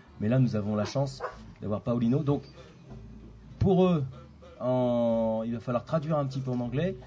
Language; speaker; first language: French; native; French